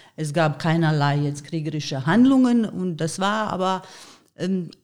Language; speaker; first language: German; non-native, fluent; Bosnian